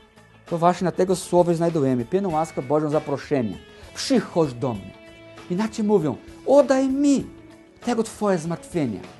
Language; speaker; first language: Polish; non-native, learner; Portuguese